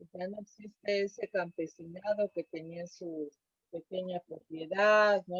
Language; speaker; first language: Spanish; native; Spanish